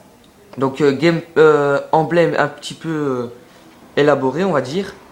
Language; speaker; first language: French; native; French